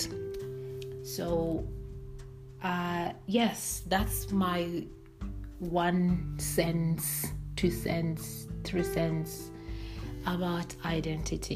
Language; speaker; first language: English; non-native, local second language; Swahili